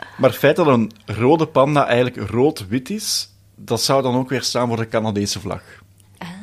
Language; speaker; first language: Dutch; native; Dutch